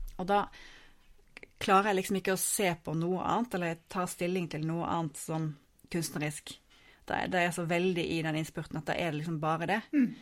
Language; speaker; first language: Norwegian; native; Norwegian